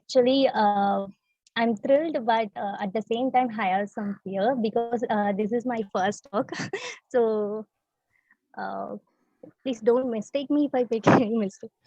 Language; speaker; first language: English; non-native, local second language; Tamil